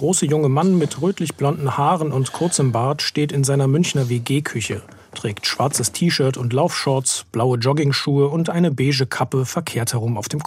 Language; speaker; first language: German; native; German